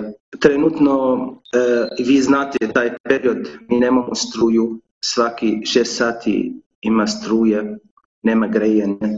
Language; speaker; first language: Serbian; non-native, learner; Arabic